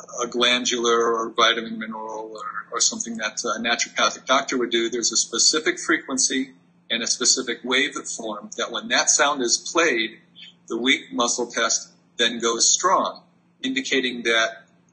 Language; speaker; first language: English; native; English